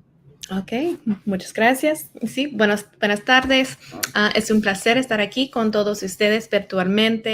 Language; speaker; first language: Spanish; non-native, learner; English